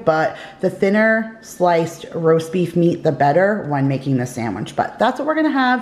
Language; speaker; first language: English; native; English